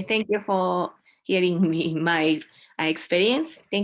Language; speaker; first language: English; non-native, learner; Japanese